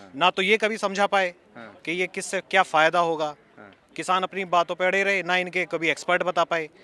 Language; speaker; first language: Hindi; native; Hindi